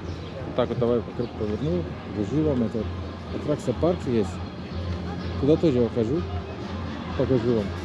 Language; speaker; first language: Russian; non-native, learner; Turkish